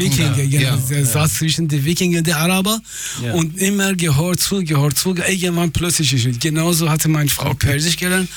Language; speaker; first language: German; non-native, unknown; Persian